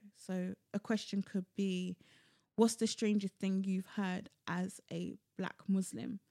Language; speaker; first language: English; native; English